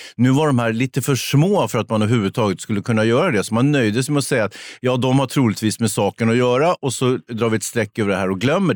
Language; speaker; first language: Swedish; native; Swedish